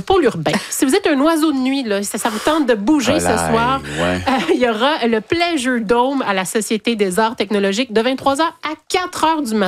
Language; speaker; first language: French; native; French